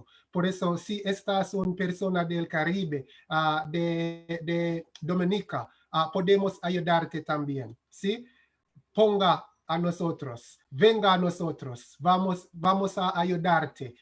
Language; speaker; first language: Spanish; non-native, learner; English